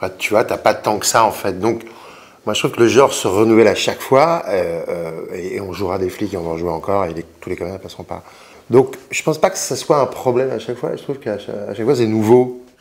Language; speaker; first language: French; native; French